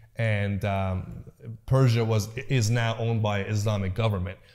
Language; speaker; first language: English; early bilingual, other home language; Persian